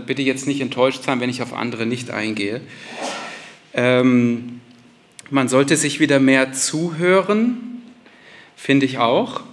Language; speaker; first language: German; native; German